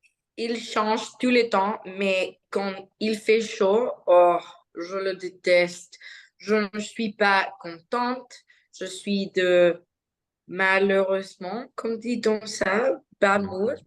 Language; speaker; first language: French; non-native, learner; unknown